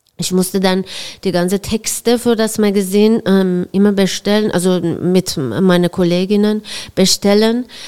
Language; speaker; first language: German; non-native, fluent; Persian